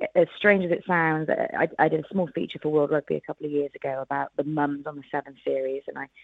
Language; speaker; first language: English; native; English